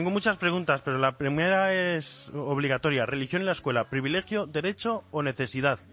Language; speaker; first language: Spanish; native; Spanish